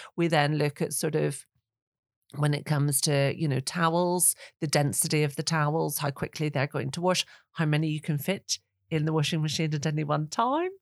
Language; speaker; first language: English; native; English